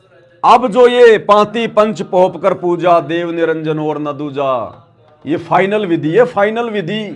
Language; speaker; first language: Hindi; native; Hindi